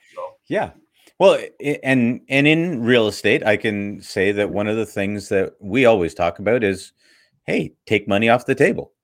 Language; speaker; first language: English; early bilingual, other home language; Hindi